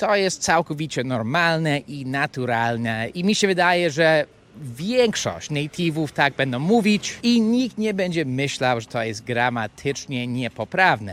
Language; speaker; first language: Polish; non-native, fluent; English